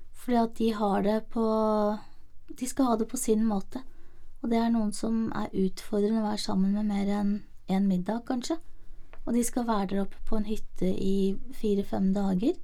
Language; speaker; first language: Norwegian; native; Norwegian